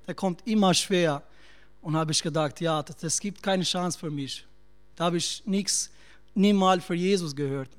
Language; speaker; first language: German; non-native, learner; Albanian